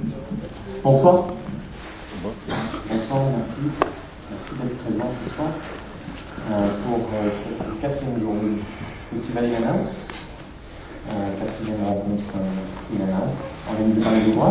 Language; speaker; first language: French; native; French